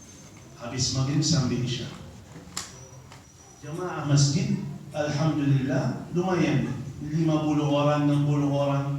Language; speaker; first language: Indonesian; non-native, fluent; Arabic